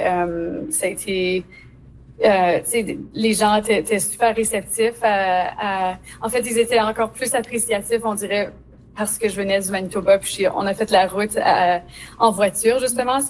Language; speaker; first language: French; native; French